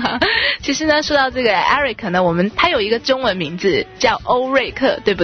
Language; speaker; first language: Chinese; native; Chinese